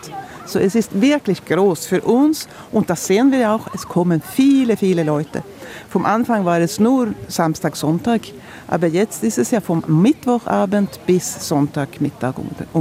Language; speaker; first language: German; non-native, fluent; Swedish